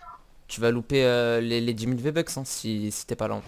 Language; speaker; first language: French; native; French